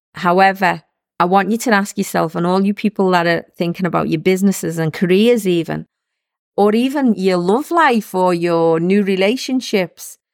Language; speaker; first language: English; native; English